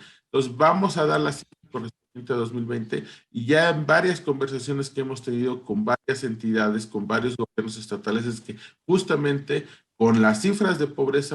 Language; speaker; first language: Spanish; native; Spanish